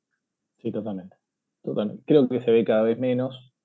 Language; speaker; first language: Spanish; native; Spanish